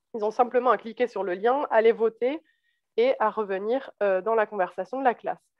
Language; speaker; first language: French; native; French